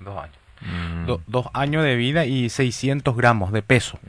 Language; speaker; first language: Spanish; native; Spanish